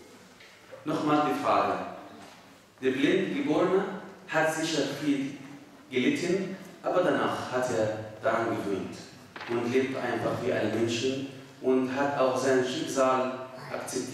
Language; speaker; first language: German; non-native, fluent; Arabic